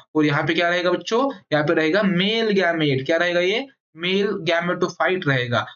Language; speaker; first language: Hindi; non-native, local second language; Marathi